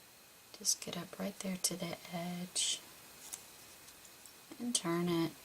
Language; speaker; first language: English; native; English